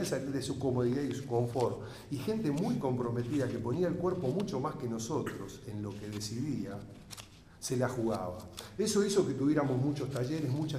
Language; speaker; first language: Spanish; native; Spanish